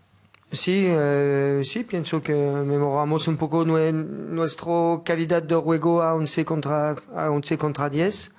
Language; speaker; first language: Spanish; non-native, fluent; French